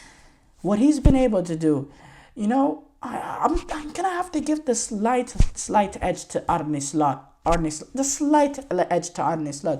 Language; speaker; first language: English; native; English